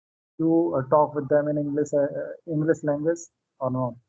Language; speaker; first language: English; non-native, local second language; Hindi